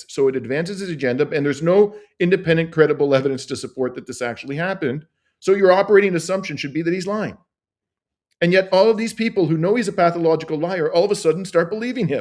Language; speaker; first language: English; native; English